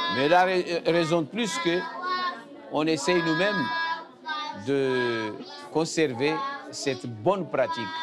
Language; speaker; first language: French; non-native, local second language; Comorian